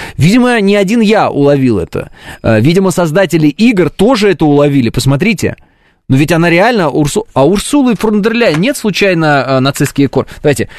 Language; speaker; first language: Russian; native; Russian